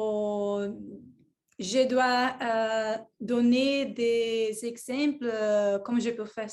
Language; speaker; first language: French; non-native, learner; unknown